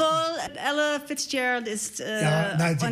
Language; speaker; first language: German; non-native, learner; English